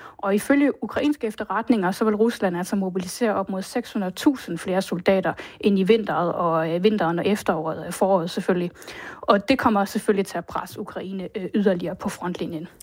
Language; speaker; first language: Danish; native; Danish